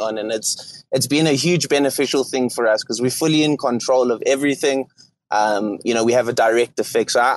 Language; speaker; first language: English; native; English